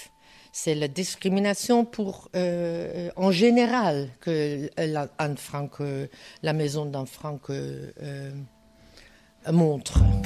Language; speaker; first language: French; non-native, learner; Dutch